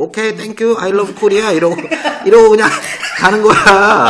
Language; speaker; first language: Korean; native; Korean